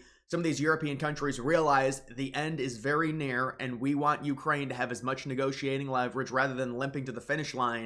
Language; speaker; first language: English; native; English